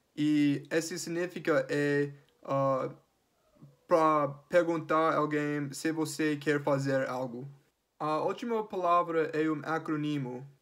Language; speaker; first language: Portuguese; non-native, learner; English